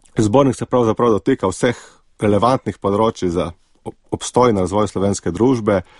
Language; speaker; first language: Slovenian; native; Slovenian